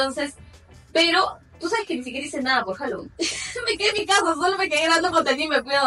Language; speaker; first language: Spanish; native; Spanish